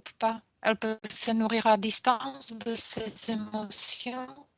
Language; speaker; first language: French; non-native, fluent; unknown